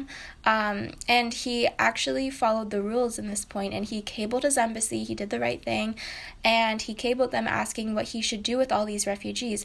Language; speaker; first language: English; native; English